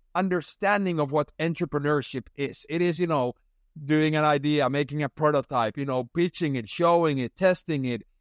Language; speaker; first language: English; non-native, fluent; Finnish